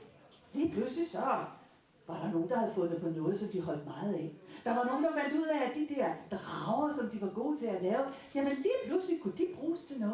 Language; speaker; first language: Danish; native; Danish